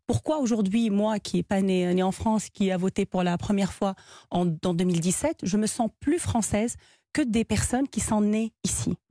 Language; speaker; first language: French; non-native, local second language; Arabic